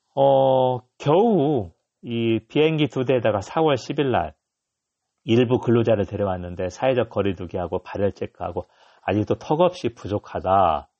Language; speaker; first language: Korean; native; Korean